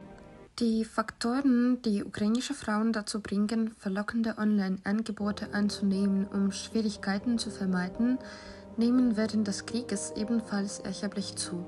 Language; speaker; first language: German; non-native, learner; Ukrainian